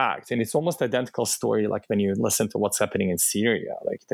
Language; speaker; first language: English; non-native, fluent; Bosnian